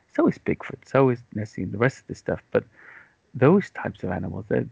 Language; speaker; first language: English; native; English